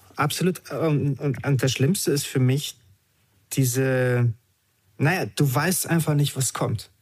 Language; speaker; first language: German; early bilingual, other home language; Romanian